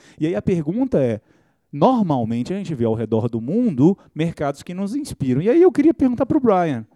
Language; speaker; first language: Portuguese; native; Portuguese